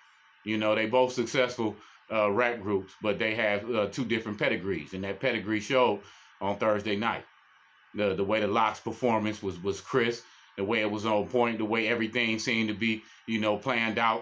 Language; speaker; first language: English; native; English